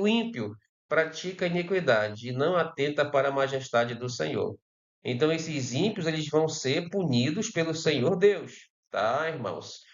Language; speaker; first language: Portuguese; native; Portuguese